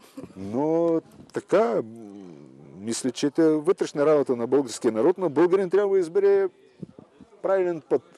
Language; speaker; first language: Bulgarian; non-native, fluent; Russian